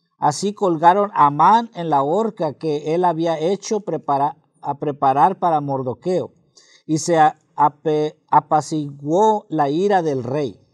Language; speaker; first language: Spanish; early bilingual, heritage; Spanish